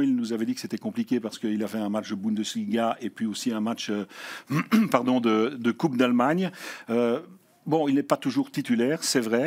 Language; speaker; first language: French; native; French